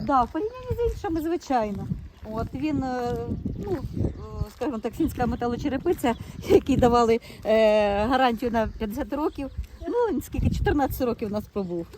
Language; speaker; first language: Ukrainian; native; Ukrainian